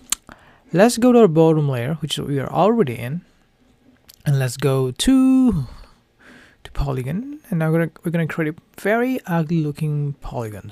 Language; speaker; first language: English; non-native, fluent; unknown